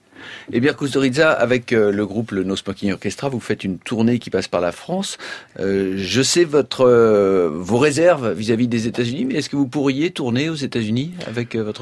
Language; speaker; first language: French; native; French